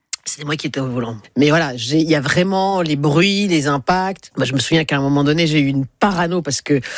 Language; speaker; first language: French; native; French